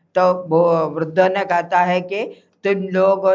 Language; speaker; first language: Hindi; non-native, local second language; Malayalam